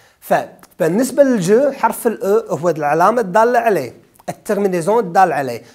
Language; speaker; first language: Arabic; native; Arabic